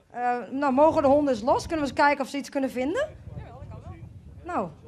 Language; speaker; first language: Dutch; non-native, fluent; Thai